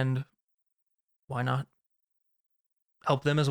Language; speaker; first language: English; native; English